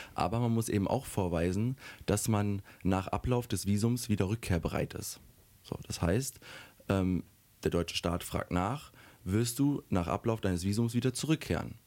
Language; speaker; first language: German; native; German